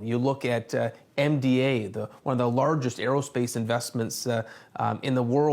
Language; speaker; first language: English; native; English